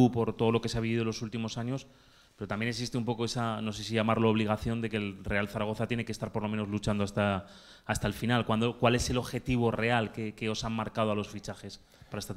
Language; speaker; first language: Spanish; native; Spanish